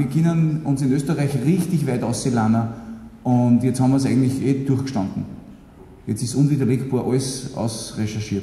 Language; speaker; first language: German; native; German